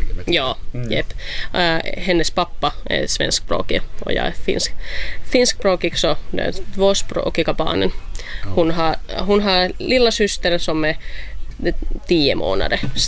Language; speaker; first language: Swedish; non-native, local second language; Finnish